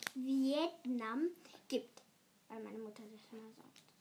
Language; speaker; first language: German; early bilingual, other home language; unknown